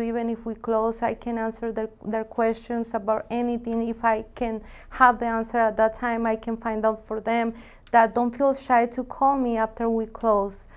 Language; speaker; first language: English; non-native, fluent; Spanish